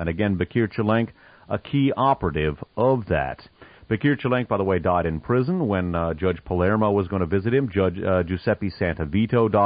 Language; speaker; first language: English; native; English